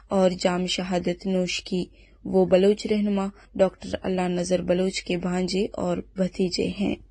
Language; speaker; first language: Urdu; non-native, local second language; Baluchi